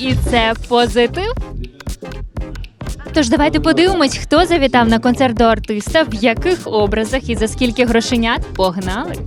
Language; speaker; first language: Ukrainian; native; Ukrainian